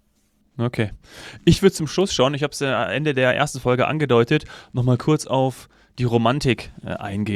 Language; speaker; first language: German; native; German